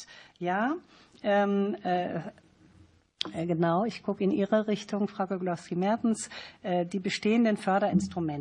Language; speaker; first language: German; native; German